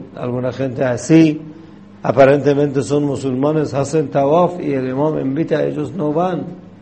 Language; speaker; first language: Spanish; non-native, fluent; Persian